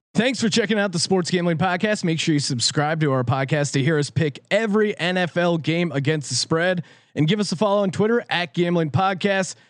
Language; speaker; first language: English; native; English